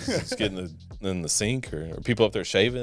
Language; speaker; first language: English; native; English